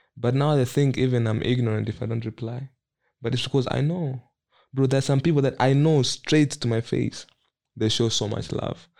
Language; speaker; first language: English; non-native, local second language; Nyanja